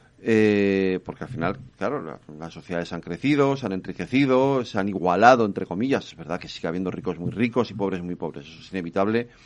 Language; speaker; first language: Spanish; native; Spanish